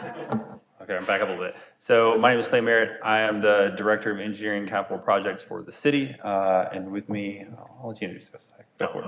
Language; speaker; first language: English; native; English